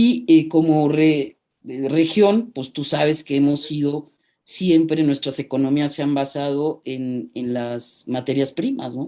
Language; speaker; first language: Spanish; native; Spanish